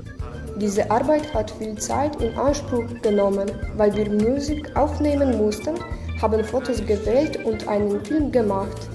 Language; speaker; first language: German; non-native, learner; Polish